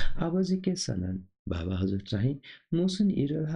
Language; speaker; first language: Korean; non-native, local second language; Nepali